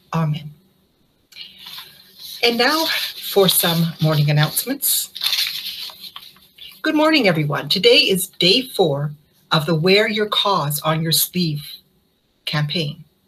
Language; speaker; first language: English; native; English